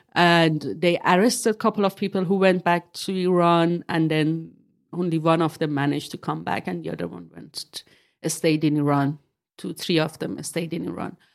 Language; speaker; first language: English; non-native, fluent; Persian